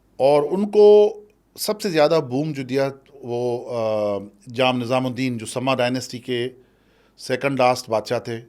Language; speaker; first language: Urdu; non-native, local second language; Sindhi